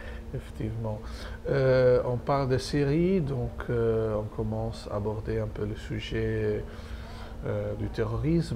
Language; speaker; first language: French; non-native, fluent; Italian